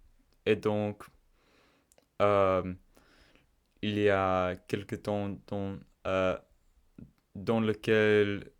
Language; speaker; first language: French; non-native, learner; English